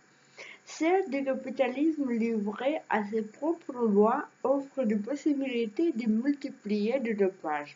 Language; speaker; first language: French; non-native, learner; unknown